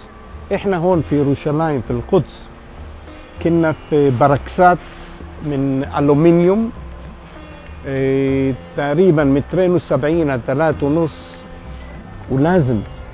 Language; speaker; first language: Arabic; early bilingual, heritage; Arabic